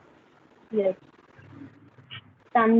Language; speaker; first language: German; non-native, learner; Hindi